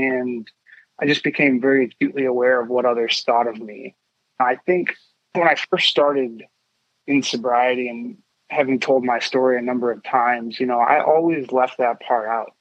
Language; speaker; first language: English; native; English